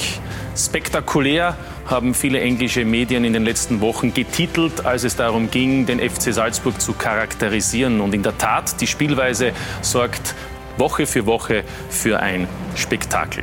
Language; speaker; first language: German; native; German